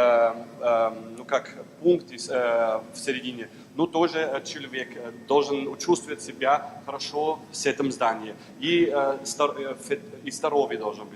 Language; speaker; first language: Russian; non-native, learner; German